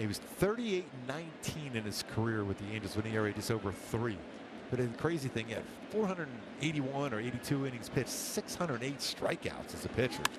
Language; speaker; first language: English; native; English